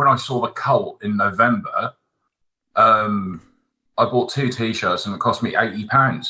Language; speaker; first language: English; native; English